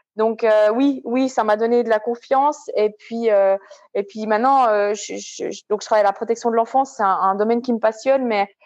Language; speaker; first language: French; native; French